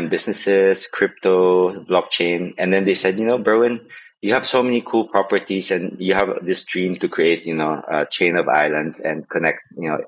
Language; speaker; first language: English; non-native, local second language; Filipino